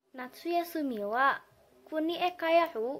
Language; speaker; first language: Japanese; non-native, learner; Indonesian